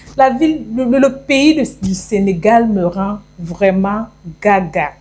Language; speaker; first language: French; non-native, local second language; English